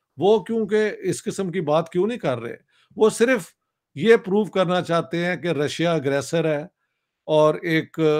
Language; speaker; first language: Urdu; non-native, local second language; Punjabi